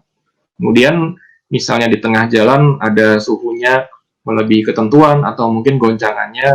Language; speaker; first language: Indonesian; native; Indonesian